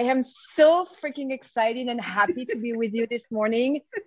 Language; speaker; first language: English; non-native, fluent; French